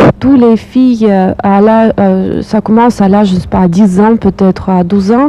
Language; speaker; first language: French; non-native, learner; Russian